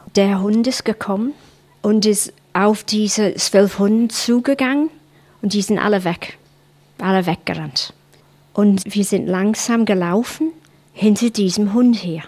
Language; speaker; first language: German; non-native, fluent; English